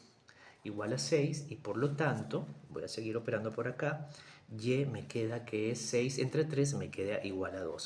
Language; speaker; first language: Spanish; native; Spanish